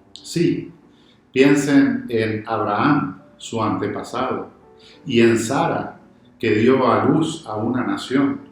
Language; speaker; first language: Spanish; native; Spanish